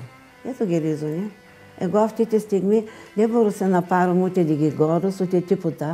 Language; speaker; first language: Greek; non-native, learner; Bulgarian